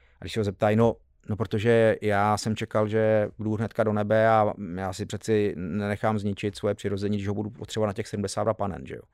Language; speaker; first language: Czech; early bilingual, heritage; Czech